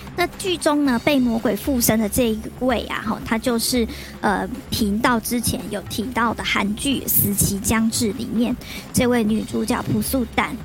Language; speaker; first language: Chinese; native; Chinese